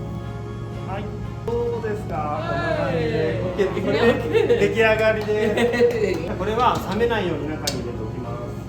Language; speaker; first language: Japanese; native; Japanese